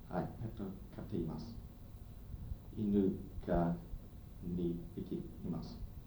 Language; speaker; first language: Japanese; non-native, learner; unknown